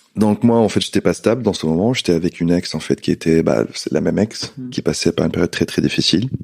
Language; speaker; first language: French; non-native, local second language; Arabic